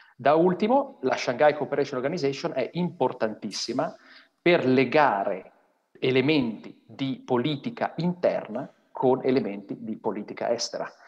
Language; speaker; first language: Italian; native; Italian